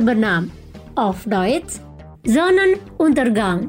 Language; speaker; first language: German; non-native, local second language; Indonesian